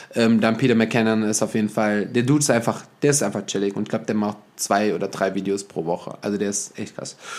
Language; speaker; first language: German; native; German